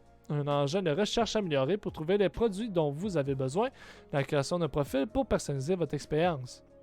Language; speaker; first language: French; native; French